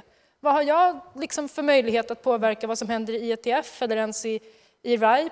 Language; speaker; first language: Swedish; native; Swedish